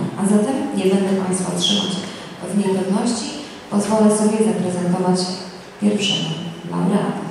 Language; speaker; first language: Polish; native; Polish